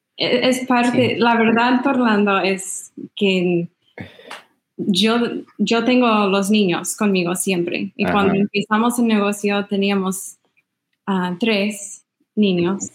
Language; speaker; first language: Spanish; non-native, fluent; English